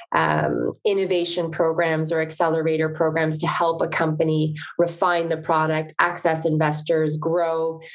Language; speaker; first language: English; native; English